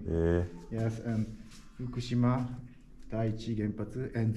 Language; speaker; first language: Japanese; native; Japanese